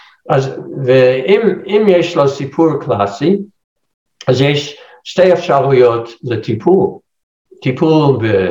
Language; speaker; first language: Hebrew; non-native, fluent; English